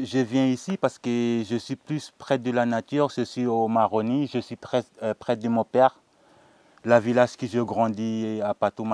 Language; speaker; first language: French; non-native, local second language; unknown